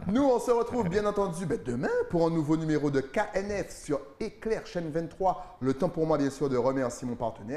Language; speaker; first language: French; native; French